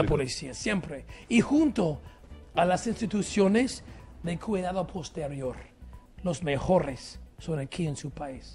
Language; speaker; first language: Spanish; non-native, fluent; English